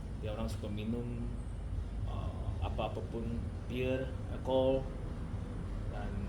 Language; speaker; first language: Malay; non-native, learner; Korean